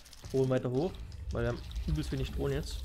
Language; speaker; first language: German; native; German